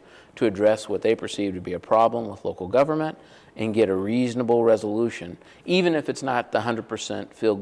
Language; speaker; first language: English; native; English